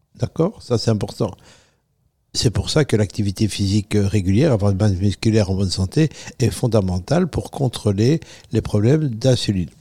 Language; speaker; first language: French; non-native, fluent; Italian